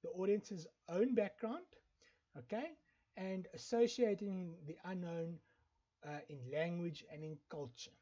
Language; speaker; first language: English; non-native, local second language; Afrikaans